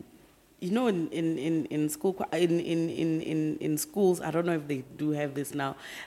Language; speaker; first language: English; non-native, local second language; Tsonga